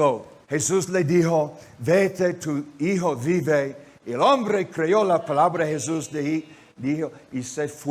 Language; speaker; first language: Spanish; non-native, learner; English